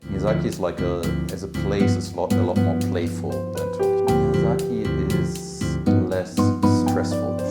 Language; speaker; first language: English; non-native, fluent; German